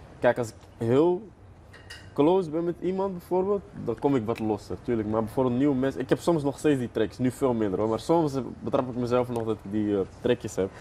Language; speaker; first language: Dutch; early bilingual, other home language; Arabic